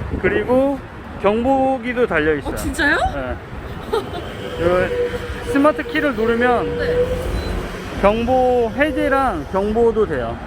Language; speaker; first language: Korean; native; Korean